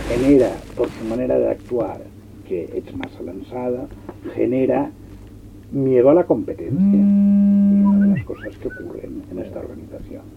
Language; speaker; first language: Spanish; non-native, local second language; Catalan